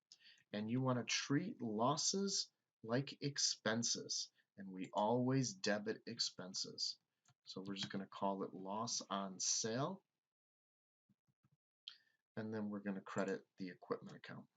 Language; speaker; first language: English; native; English